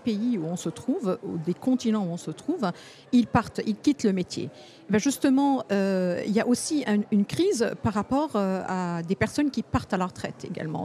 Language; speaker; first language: French; non-native, local second language; Arabic